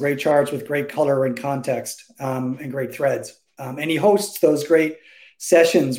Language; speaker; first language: English; native; English